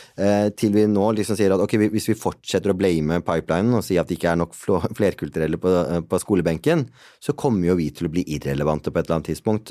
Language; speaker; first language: Norwegian; early bilingual, other home language; Punjabi